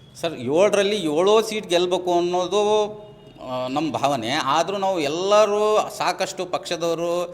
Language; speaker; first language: Kannada; native; Kannada